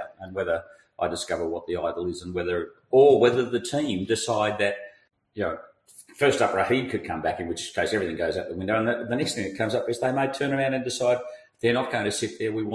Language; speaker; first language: English; native; English